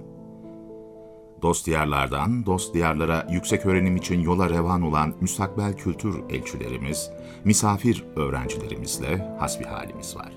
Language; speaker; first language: Turkish; native; Turkish